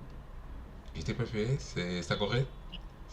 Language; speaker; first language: French; non-native, learner; Portuguese